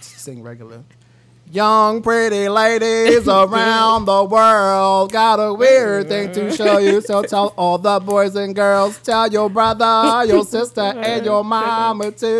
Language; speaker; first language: English; native; English